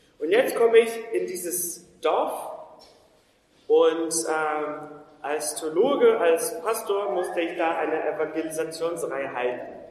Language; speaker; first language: German; non-native, fluent; Portuguese